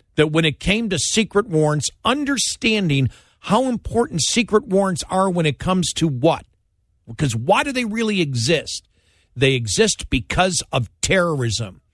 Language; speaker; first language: English; native; English